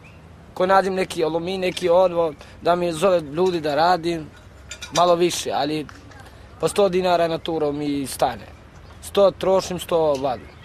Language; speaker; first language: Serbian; non-native, local second language; Romany